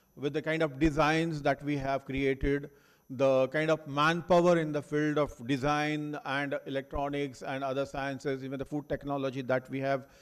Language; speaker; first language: English; non-native, local second language; Marathi